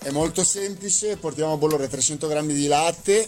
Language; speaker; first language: Italian; native; Italian